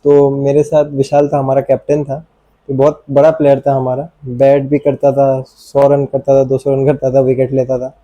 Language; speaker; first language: Hindi; non-native, local second language; Bangla